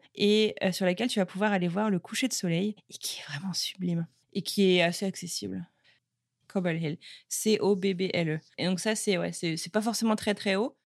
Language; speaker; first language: French; native; French